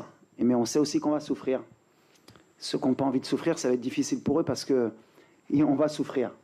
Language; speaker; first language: French; native; French